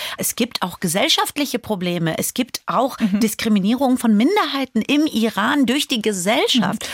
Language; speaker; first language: German; early bilingual, other home language; Persian